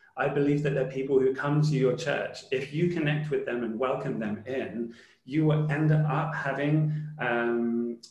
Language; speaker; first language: English; native; English